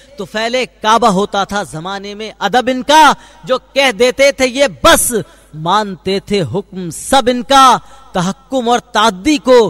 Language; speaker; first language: Urdu; native; Urdu